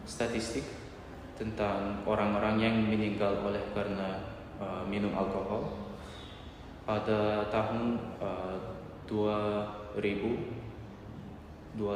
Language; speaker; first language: Indonesian; non-native, learner; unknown